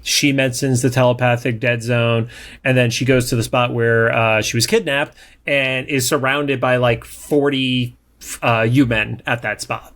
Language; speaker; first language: English; native; English